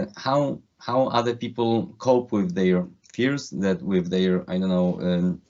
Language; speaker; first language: English; non-native, fluent; Polish